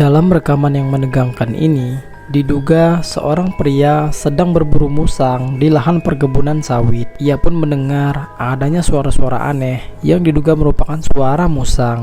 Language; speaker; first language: Indonesian; native; Indonesian